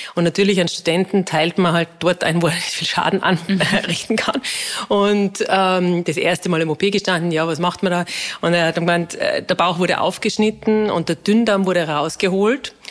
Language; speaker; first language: German; native; German